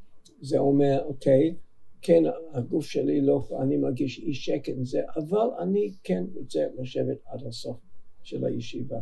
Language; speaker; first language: Hebrew; non-native, fluent; English